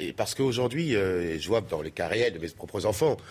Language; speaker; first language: French; native; French